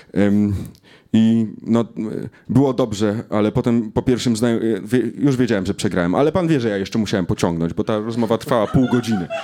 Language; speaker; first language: Polish; native; Polish